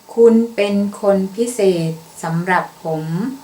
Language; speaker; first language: Thai; native; Thai